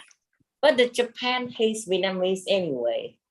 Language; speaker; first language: English; non-native, learner; Vietnamese